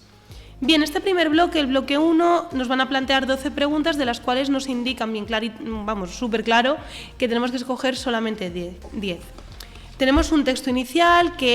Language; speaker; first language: Spanish; native; Spanish